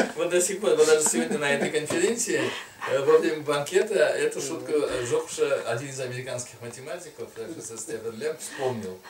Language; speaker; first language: Russian; non-native, local second language; Tatar